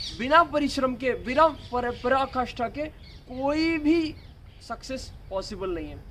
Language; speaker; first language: Hindi; non-native, local second language; Marathi